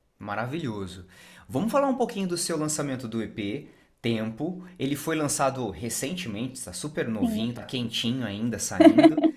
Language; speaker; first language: Portuguese; native; Portuguese